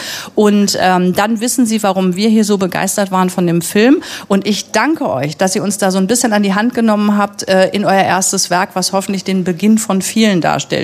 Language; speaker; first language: German; native; German